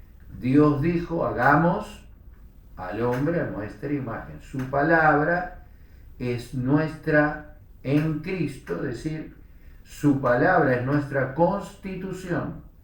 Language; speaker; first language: Spanish; native; Spanish